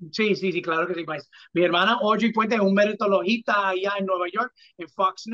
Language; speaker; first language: Spanish; early bilingual, heritage; English